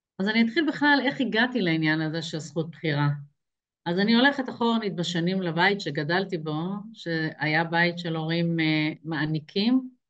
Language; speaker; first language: Hebrew; native; Hebrew